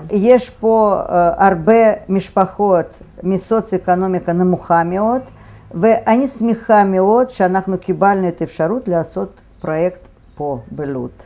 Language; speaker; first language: Hebrew; non-native, fluent; Russian